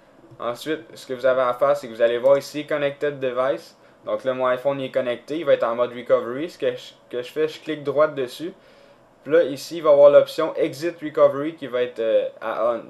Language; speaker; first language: French; native; French